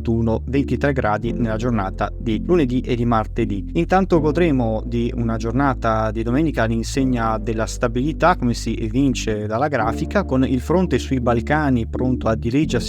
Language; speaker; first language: Italian; native; Italian